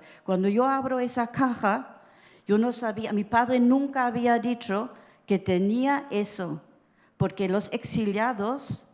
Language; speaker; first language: Spanish; early bilingual, heritage; Spanish